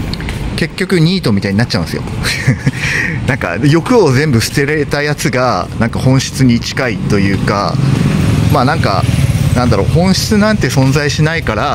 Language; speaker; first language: Japanese; native; Japanese